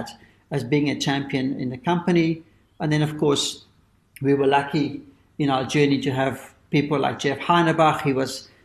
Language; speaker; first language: English; native; English